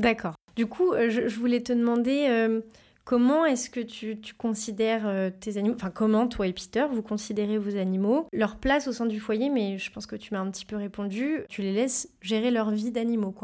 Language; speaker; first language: French; native; French